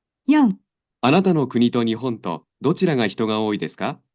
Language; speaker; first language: Japanese; non-native, learner; Indonesian